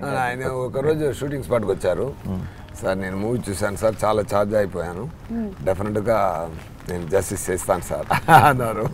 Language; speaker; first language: Telugu; non-native, fluent; Tamil